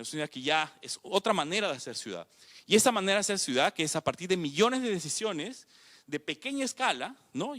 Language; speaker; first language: Spanish; native; Spanish